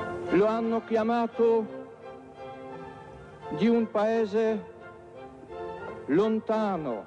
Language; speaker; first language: Italian; non-native, fluent; Polish